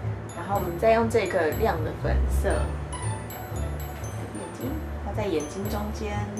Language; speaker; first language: Chinese; native; Chinese